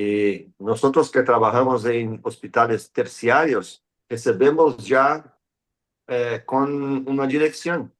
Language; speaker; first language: Spanish; non-native, fluent; Portuguese